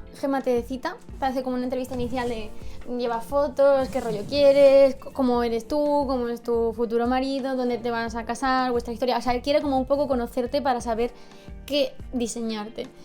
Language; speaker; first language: Spanish; native; Spanish